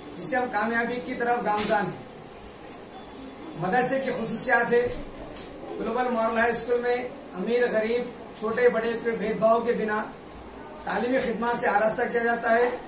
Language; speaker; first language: Urdu; native; Urdu